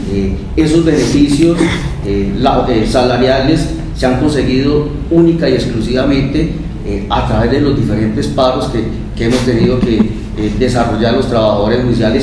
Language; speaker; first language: Spanish; native; Spanish